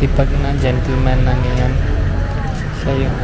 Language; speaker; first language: Filipino; non-native, learner; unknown